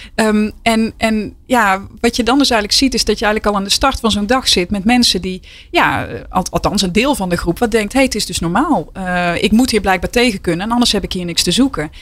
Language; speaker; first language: Dutch; native; Dutch